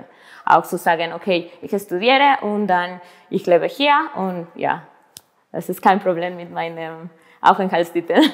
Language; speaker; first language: German; non-native, learner; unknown